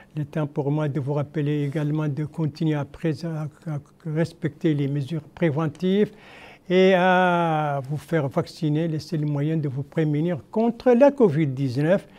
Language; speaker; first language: French; non-native, local second language; Arabic